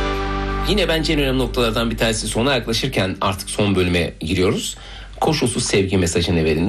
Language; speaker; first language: Turkish; native; Turkish